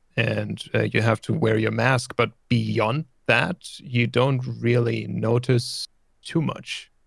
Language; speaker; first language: English; non-native, fluent; German